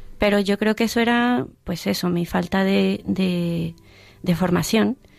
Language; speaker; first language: Spanish; early bilingual, heritage; Spanish